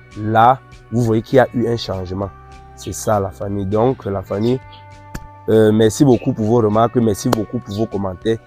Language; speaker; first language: French; non-native, local second language; Ghomala